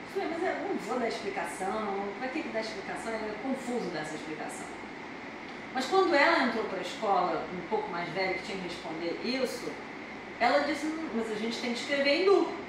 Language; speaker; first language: Portuguese; native; Portuguese